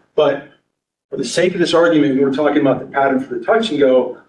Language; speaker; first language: English; native; English